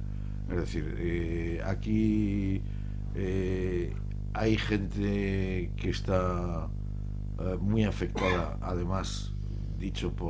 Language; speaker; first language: Spanish; native; Spanish